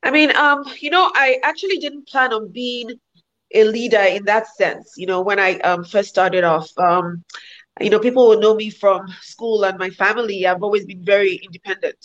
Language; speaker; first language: English; non-native, local second language; Yoruba